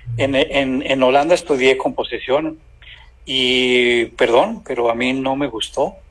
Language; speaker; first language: Spanish; native; Spanish